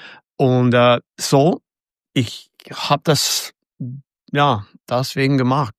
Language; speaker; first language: German; non-native, fluent; English